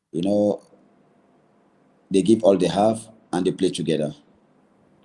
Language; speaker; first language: English; non-native, learner; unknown